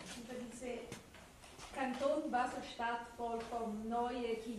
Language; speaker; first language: German; non-native, fluent; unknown